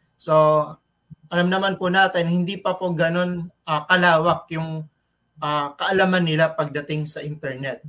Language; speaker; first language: Filipino; native; Filipino